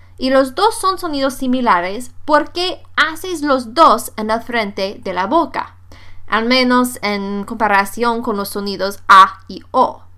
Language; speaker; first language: Spanish; non-native, fluent; English